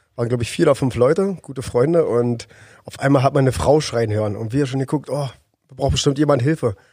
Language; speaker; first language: German; native; German